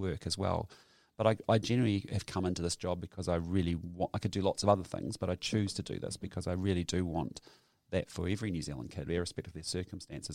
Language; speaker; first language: English; native; English